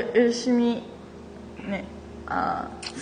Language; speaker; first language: Korean; non-native, learner; Japanese